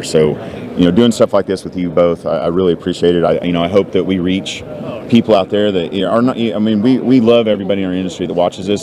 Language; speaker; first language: English; native; English